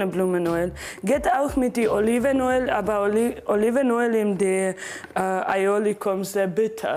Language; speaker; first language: German; non-native, learner; Croatian